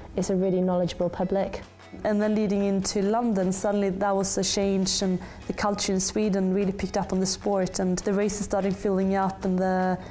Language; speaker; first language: English; non-native, fluent; Swedish